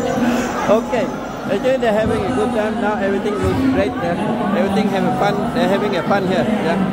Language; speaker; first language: English; non-native, local second language; Malay